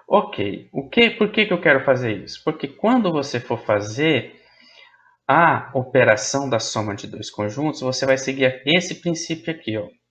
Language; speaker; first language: Portuguese; native; Portuguese